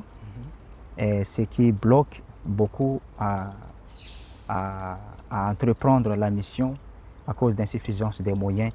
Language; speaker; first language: French; non-native, local second language; Malagasy